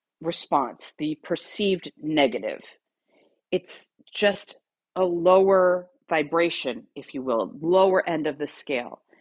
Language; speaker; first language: English; native; English